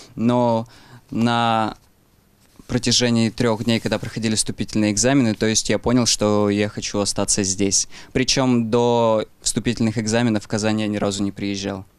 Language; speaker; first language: Russian; native; Russian